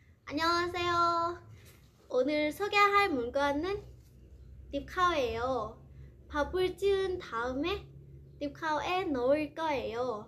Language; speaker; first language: Korean; non-native, learner; Lao